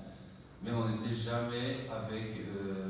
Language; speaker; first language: French; non-native, fluent; Uyghur